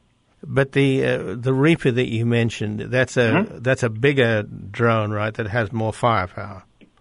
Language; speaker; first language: English; native; English